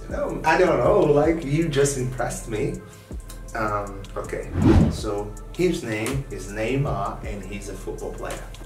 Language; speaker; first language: English; non-native, fluent; Portuguese